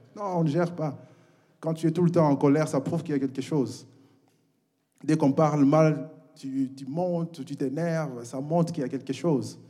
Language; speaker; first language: French; non-native, local second language; Lingala